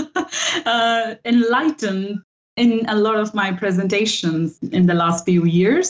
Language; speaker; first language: English; non-native, local second language; Hindi